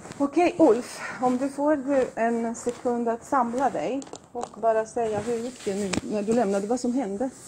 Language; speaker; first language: Swedish; non-native, fluent; Latvian